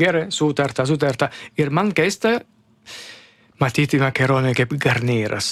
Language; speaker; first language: Lithuanian; non-native, learner; Italian